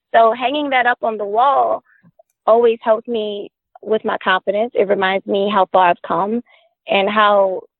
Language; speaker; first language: English; native; English